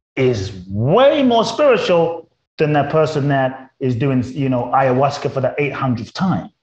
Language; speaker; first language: English; native; English